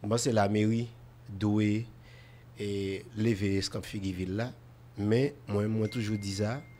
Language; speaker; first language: French; non-native, local second language; Haitian Creole